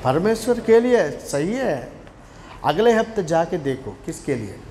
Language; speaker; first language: Hindi; non-native, local second language; Telugu